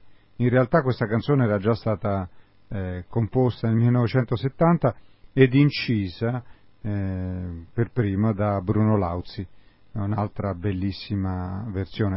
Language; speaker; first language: Italian; native; Italian